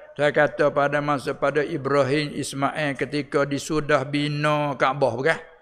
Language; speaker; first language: Malay; native; Malay